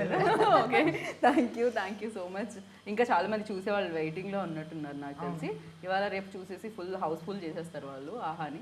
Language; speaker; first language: Telugu; native; Telugu